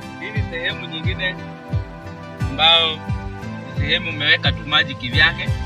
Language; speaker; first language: Swahili; non-native, local second language; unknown